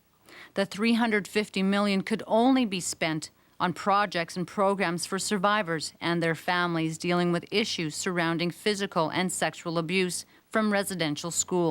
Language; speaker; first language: English; native; English